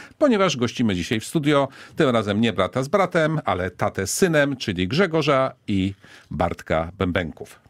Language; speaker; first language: Polish; native; Polish